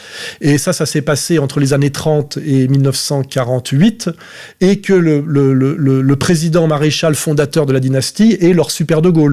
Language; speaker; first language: French; native; French